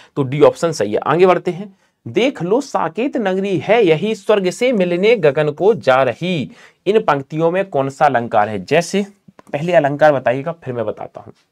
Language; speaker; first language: Hindi; native; Hindi